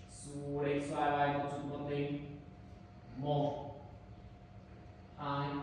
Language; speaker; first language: Vietnamese; non-native, learner; Indonesian